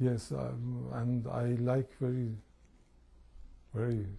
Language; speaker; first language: English; non-native, learner; Persian